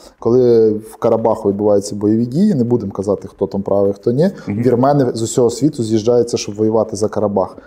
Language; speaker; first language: Ukrainian; native; Ukrainian